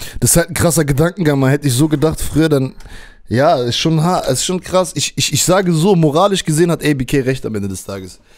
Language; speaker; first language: German; native; German